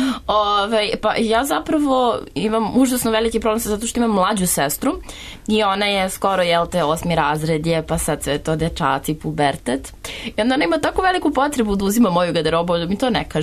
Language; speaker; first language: Serbian; native; Serbian